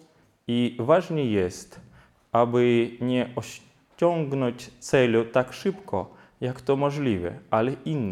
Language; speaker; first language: Polish; non-native, fluent; Ukrainian